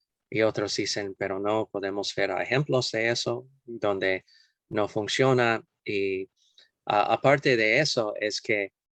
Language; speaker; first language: Spanish; non-native, fluent; English